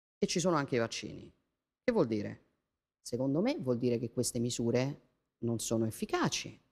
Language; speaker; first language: Italian; native; Italian